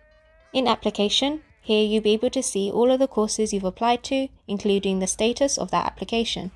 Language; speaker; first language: English; native; English